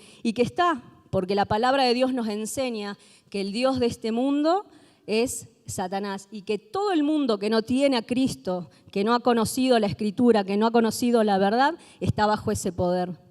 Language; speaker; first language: Spanish; native; Spanish